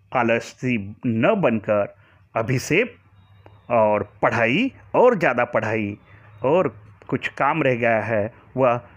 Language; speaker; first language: Hindi; non-native, local second language; Marathi